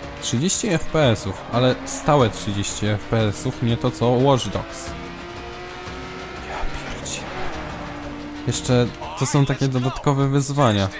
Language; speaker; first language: Polish; native; Polish